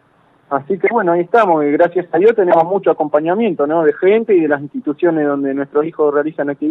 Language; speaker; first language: Spanish; native; Spanish